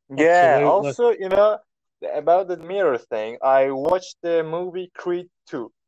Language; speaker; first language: English; non-native, fluent; Persian